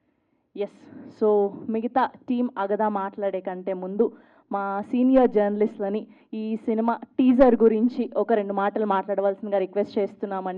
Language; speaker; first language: Telugu; native; Telugu